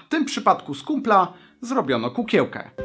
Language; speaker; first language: Polish; native; Polish